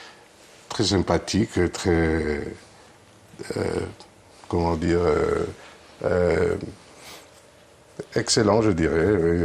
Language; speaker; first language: French; non-native, fluent; Greek